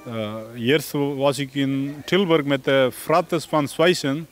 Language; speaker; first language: Dutch; non-native, learner; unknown